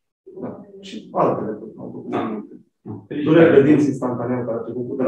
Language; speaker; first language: Romanian; native; Romanian